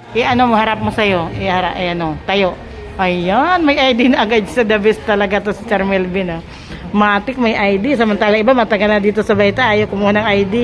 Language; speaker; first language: Filipino; non-native, local second language; Waray